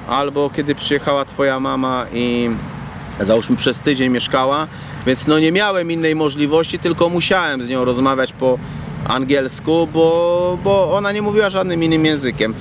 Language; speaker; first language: Polish; native; Polish